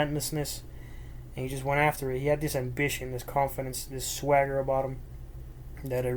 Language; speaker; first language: English; early bilingual, other home language; Spanish